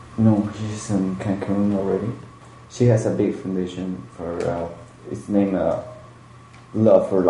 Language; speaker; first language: English; non-native, learner; Spanish